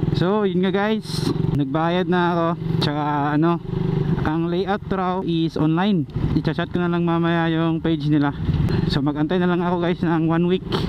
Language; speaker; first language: Filipino; non-native, local second language; Cebuano